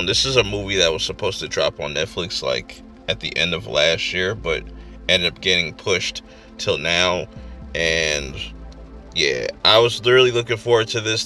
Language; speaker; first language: English; native; English